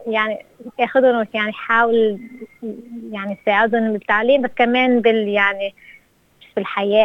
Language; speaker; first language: Arabic; early bilingual, heritage; Arabic